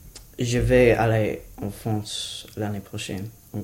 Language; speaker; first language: French; non-native, learner; English